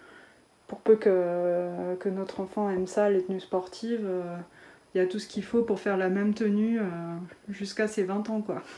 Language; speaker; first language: French; native; French